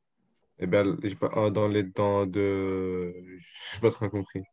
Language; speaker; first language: French; native; French